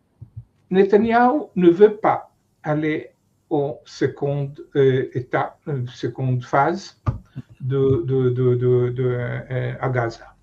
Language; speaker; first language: French; non-native, fluent; Hebrew